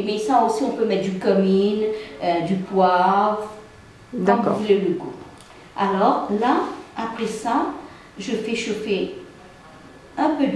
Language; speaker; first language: French; non-native, fluent; Nepali